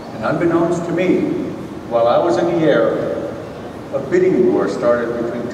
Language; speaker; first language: English; native; English